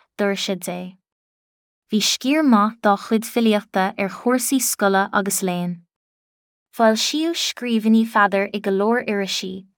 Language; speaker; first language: Irish; non-native, local second language; English